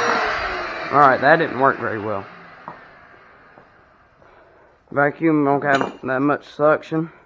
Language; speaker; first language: English; native; English